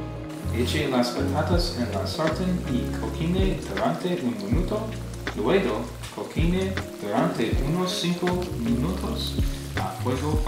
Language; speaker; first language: Spanish; non-native, learner; English